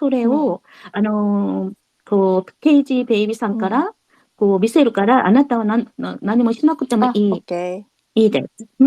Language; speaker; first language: Japanese; non-native, fluent; Korean